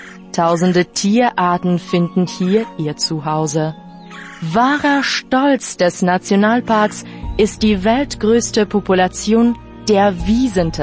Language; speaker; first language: German; non-native, fluent; Russian